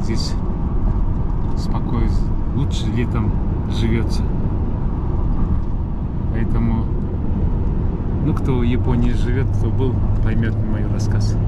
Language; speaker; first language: Russian; non-native, local second language; Kyrgyz